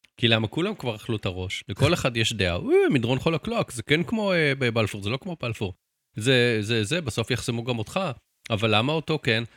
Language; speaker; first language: Hebrew; native; Hebrew